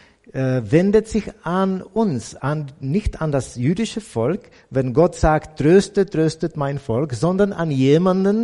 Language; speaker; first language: German; non-native, fluent; Czech